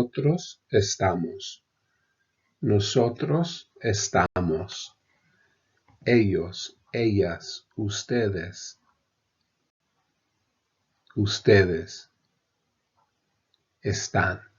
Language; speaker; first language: Spanish; non-native, fluent; English